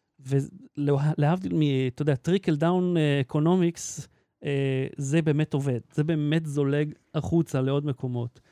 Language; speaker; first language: Hebrew; native; Hebrew